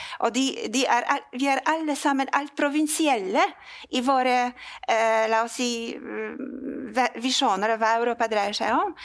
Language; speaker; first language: Norwegian; non-native, fluent; Polish